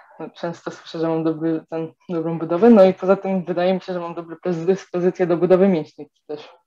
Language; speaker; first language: Polish; native; Polish